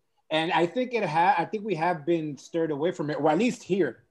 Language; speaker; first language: English; early bilingual, other home language; Spanish